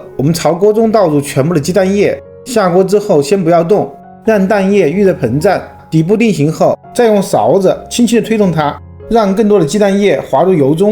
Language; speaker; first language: Chinese; native; Chinese